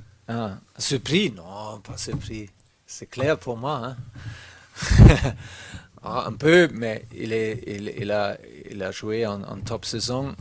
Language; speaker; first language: French; non-native, learner; German